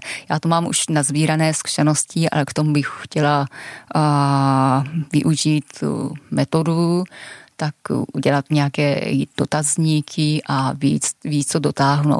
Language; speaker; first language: Czech; non-native, fluent; Japanese